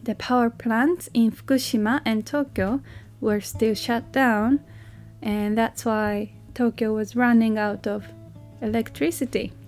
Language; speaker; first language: English; non-native, learner; Japanese